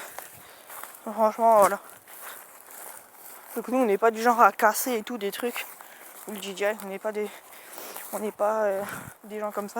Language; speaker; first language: French; native; French